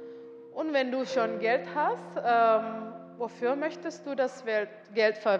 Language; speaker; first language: German; non-native, learner; Indonesian